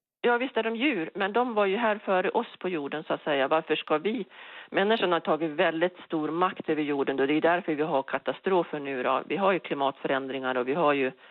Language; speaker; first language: Swedish; native; Swedish